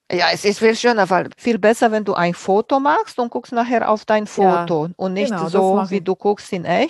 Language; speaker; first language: German; native; German